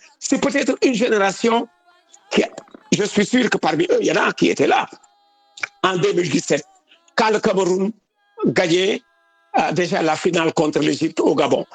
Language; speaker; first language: French; non-native, local second language; Wolof